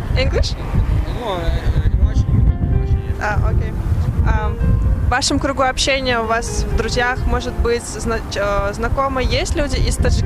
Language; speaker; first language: Russian; native; Russian